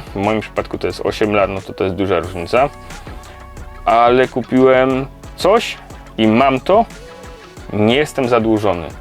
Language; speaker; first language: Polish; native; Polish